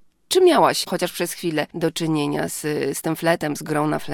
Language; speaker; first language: Polish; native; Polish